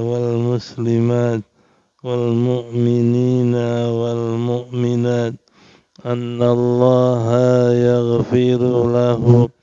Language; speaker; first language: Arabic; non-native, fluent; Indonesian